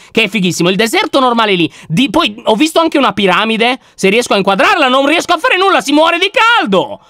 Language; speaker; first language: Italian; native; Italian